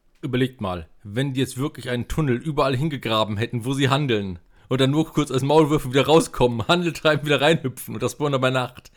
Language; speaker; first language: German; native; German